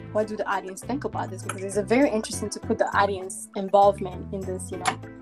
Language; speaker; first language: English; early bilingual, other home language; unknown